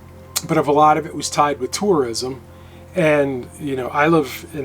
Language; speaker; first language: English; native; English